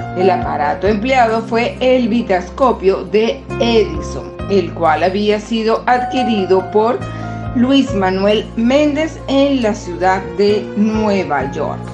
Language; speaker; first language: Spanish; native; Spanish